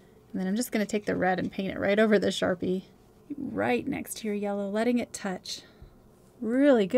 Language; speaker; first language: English; native; English